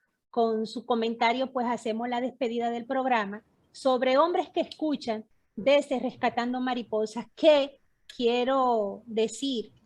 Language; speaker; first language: Spanish; native; Spanish